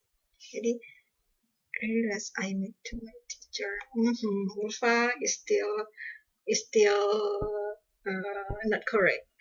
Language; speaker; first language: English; non-native, fluent; Indonesian